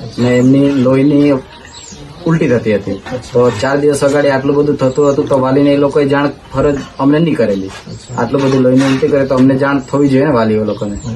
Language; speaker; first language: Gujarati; native; Gujarati